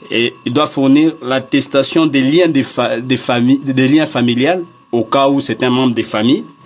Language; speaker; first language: French; non-native, local second language; Lingala